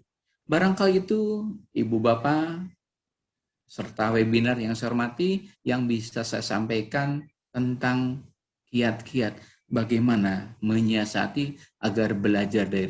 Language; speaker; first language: Indonesian; native; Indonesian